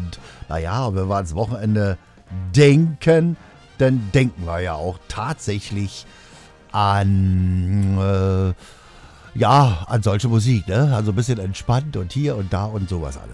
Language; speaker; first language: German; native; German